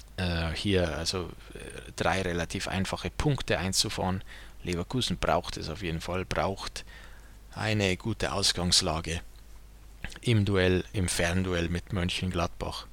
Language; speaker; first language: German; native; German